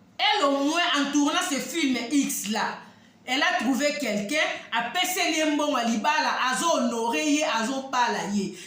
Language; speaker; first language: French; non-native, local second language; Lingala